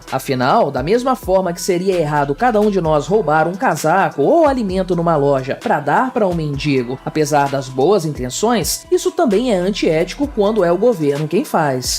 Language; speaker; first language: Portuguese; native; Portuguese